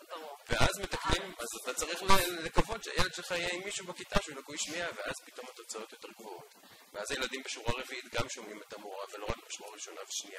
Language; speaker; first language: Hebrew; native; Hebrew